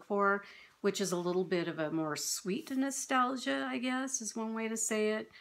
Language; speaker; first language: English; native; English